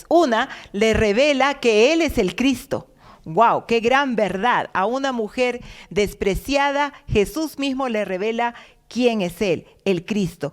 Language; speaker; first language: Spanish; native; Spanish